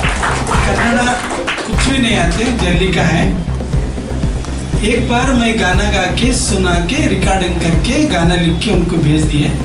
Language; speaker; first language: Hindi; non-native, local second language; Kannada